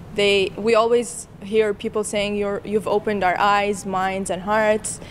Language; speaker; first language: English; non-native, fluent; Kurdish